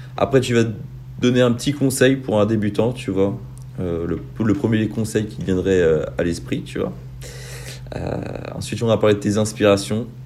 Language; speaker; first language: French; native; French